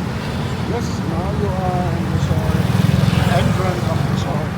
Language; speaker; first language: English; non-native, fluent; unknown